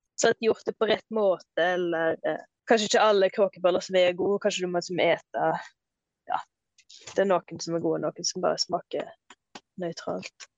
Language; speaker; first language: Norwegian; native; Norwegian